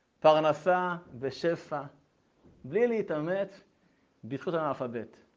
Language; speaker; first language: Hebrew; native; Hebrew